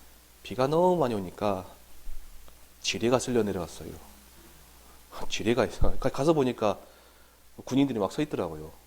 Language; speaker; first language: Korean; native; Korean